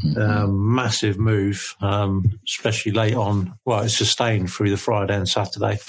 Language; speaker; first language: English; native; English